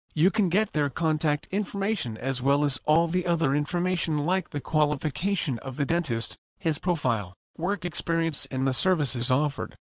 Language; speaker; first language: English; non-native, fluent; Spanish